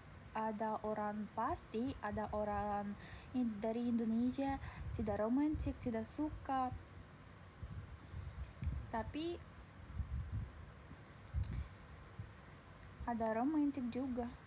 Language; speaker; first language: Indonesian; non-native, learner; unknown